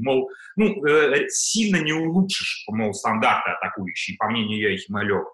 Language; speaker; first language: Russian; native; Russian